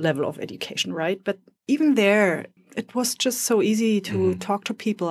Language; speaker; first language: English; non-native, fluent; German